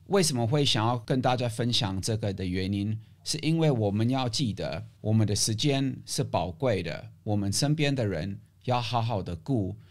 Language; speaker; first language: Chinese; non-native, fluent; English